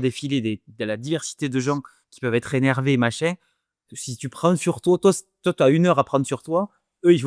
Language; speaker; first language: French; native; French